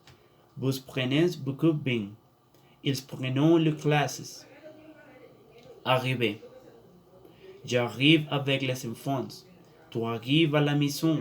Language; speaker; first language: French; non-native, learner; Spanish